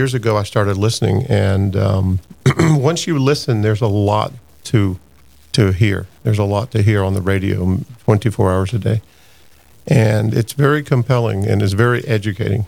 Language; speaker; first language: English; native; English